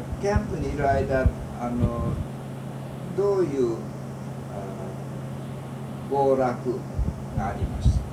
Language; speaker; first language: Japanese; early bilingual, heritage; Japanese